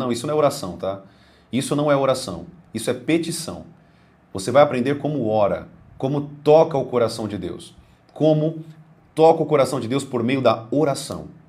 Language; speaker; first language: Portuguese; native; Portuguese